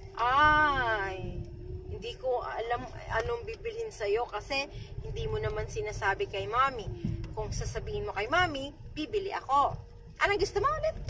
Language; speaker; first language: Filipino; native; Filipino